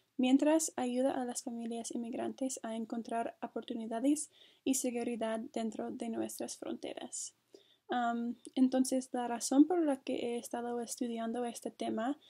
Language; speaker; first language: Spanish; non-native, fluent; English